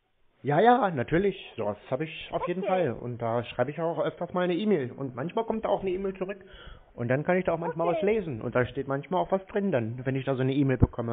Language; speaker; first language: German; native; German